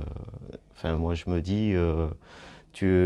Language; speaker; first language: French; native; French